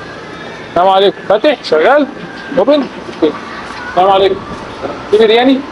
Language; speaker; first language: Arabic; native; Arabic